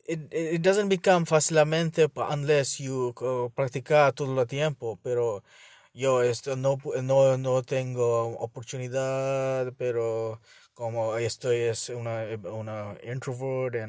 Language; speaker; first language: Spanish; non-native, learner; Bangla